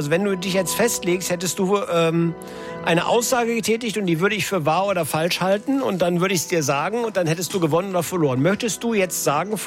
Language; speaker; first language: German; native; German